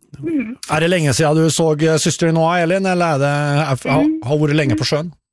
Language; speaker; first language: Norwegian; native; Norwegian